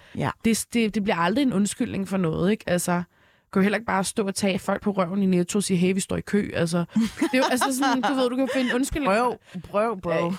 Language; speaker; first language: Danish; early bilingual, other home language; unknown